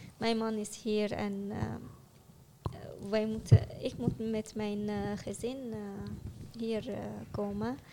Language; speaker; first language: Dutch; non-native, learner; Arabic